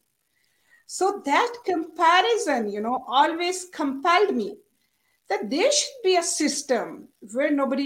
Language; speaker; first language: English; non-native, local second language; Urdu